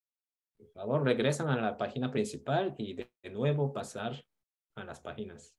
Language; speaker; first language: Spanish; non-native, fluent; Korean